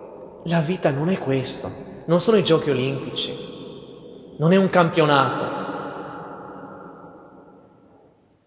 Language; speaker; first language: Italian; non-native, fluent; Portuguese